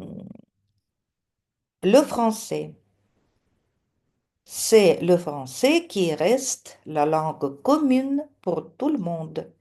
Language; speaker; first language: French; non-native, fluent; Russian